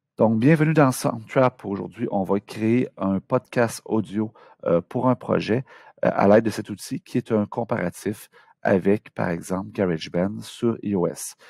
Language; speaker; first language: French; native; French